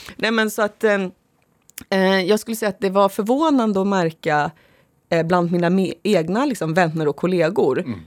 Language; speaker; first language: Swedish; early bilingual, other home language; Finnish